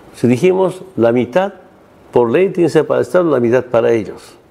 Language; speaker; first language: Spanish; non-native, local second language; Aymara